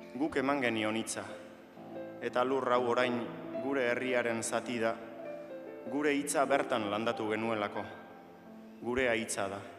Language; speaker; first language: Basque; native; Basque